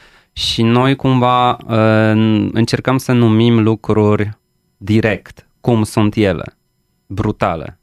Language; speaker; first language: Romanian; non-native, fluent; Polish